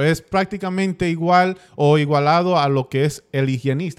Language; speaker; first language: Spanish; early bilingual, heritage; Spanish